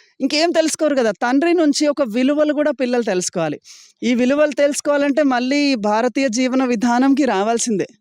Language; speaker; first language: Telugu; native; Telugu